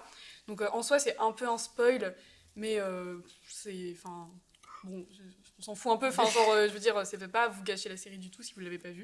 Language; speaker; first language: French; native; French